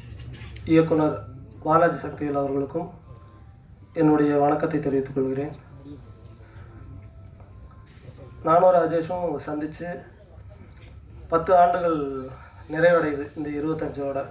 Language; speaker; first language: Tamil; native; Tamil